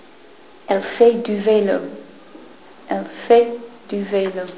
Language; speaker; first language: French; non-native, fluent; English